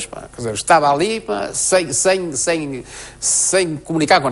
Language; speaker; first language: Portuguese; native; Portuguese